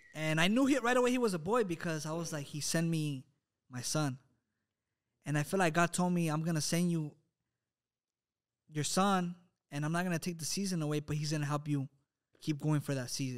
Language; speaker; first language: English; native; English